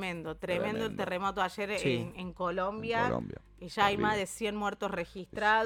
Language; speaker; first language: Spanish; native; Spanish